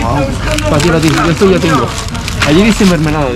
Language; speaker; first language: Spanish; native; Spanish